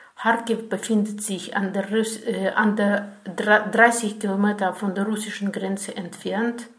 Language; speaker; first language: German; non-native, fluent; Russian